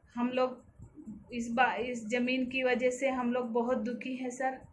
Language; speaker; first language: Hindi; non-native, local second language; Telugu